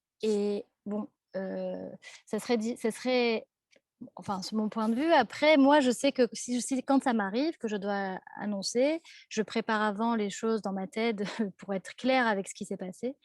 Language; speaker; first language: French; native; French